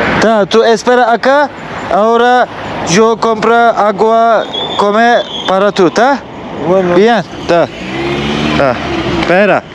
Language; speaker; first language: Spanish; non-native, learner; Turkish